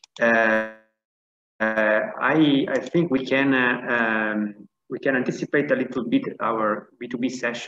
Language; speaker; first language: English; non-native, fluent; Italian